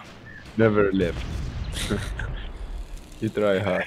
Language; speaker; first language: English; non-native, learner; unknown